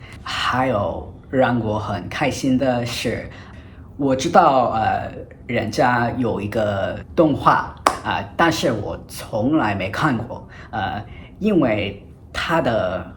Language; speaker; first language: Chinese; non-native, fluent; English